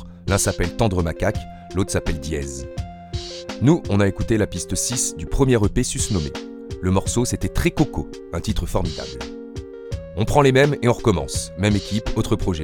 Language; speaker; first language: French; native; French